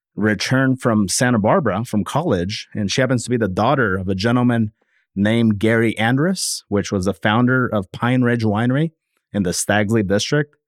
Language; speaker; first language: English; native; English